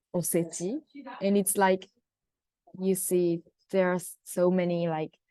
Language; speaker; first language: English; non-native, fluent; Japanese